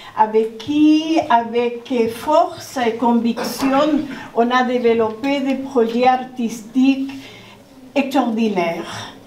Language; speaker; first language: French; non-native, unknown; Spanish